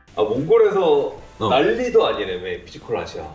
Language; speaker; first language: Korean; non-native, fluent; Mongolian